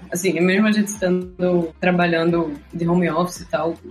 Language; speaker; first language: Portuguese; native; Portuguese